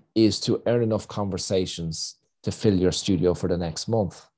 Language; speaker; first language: English; native; English